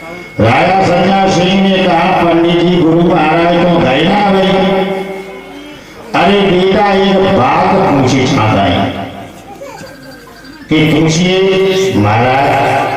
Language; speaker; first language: Hindi; native; Hindi